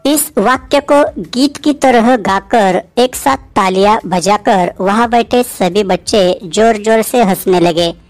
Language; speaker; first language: Hindi; non-native, local second language; Marathi